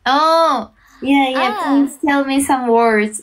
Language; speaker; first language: English; non-native, fluent; Japanese